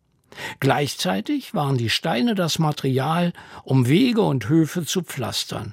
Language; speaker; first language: German; native; German